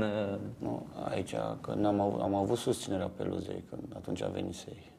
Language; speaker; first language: Romanian; native; Romanian